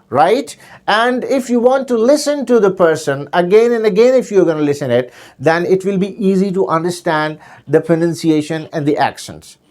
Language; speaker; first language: English; non-native, local second language; Urdu